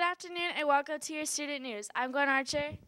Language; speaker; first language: English; native; English